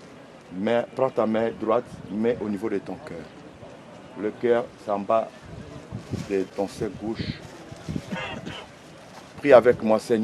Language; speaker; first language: French; non-native, local second language; Lingala